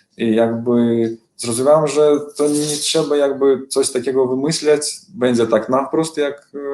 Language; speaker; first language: Polish; non-native, learner; Belarusian